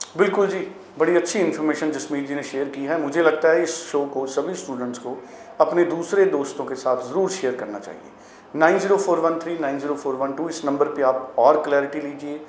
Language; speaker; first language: Hindi; non-native, local second language; Punjabi